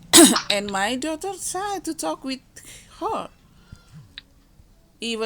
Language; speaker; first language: English; non-native, learner; Indonesian